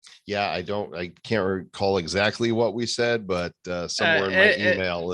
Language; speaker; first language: English; native; English